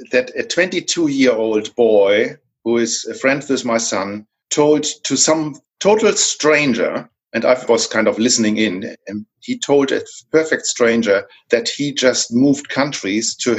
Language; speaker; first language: English; non-native, fluent; German